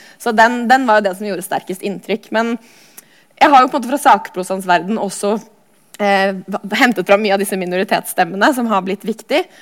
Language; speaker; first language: Norwegian; native; Norwegian